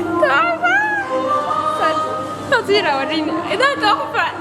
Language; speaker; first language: Arabic; native; Arabic